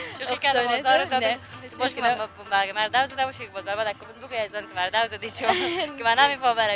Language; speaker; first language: Persian; native; Persian